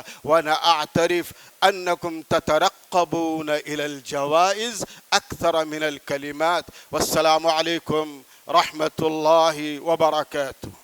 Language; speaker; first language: Arabic; non-native, fluent; Urdu